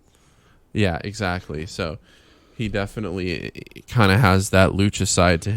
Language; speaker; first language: English; native; English